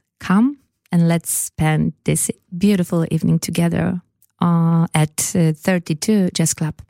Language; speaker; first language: English; non-native, learner; Polish